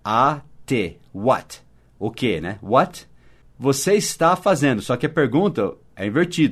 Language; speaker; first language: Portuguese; non-native, fluent; English